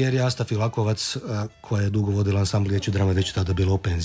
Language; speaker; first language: Croatian; native; Croatian